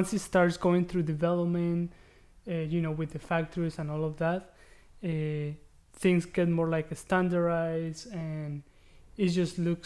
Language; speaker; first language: English; non-native, fluent; Spanish